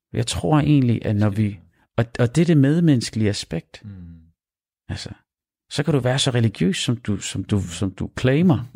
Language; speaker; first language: Danish; early bilingual, other home language; Arabic